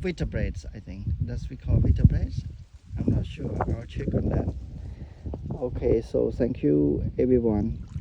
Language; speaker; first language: English; non-native, fluent; Khmer